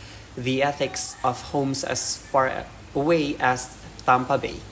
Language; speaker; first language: English; non-native, learner; Indonesian